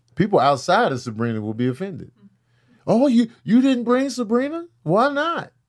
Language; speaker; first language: English; early bilingual, other home language; Yoruba